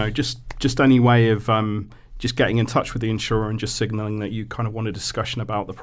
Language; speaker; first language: English; native; English